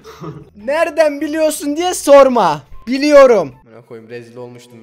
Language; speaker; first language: Turkish; native; Turkish